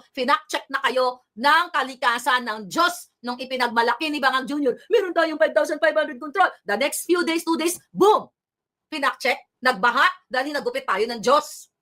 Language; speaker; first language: Filipino; non-native, local second language; Hiligaynon